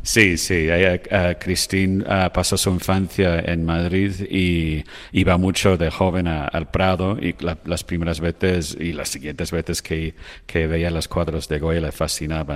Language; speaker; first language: Spanish; non-native, fluent; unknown